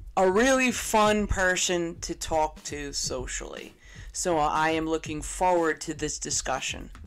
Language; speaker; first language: English; native; English